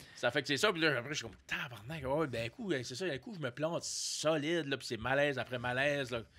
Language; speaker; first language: French; native; French